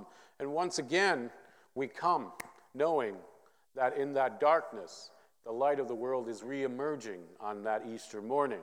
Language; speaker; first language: English; early bilingual, other home language; Vietnamese